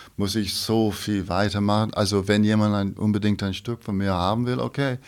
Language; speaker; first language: German; non-native, fluent; English